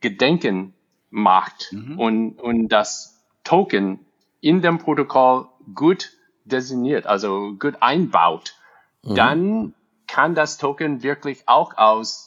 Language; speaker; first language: German; non-native, fluent; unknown